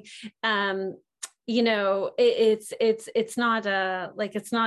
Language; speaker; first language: English; native; English